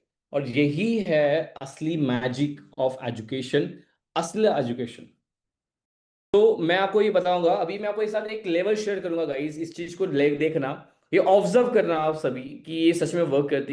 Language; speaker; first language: Hindi; native; Hindi